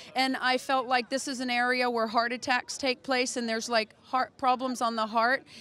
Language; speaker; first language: English; native; English